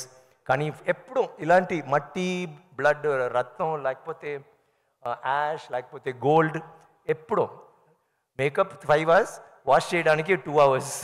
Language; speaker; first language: Telugu; non-native, learner; Tamil